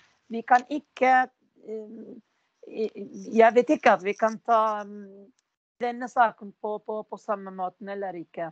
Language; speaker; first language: Norwegian; non-native, fluent; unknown